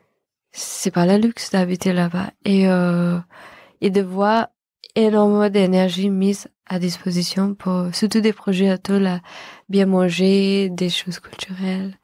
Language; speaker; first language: French; non-native, fluent; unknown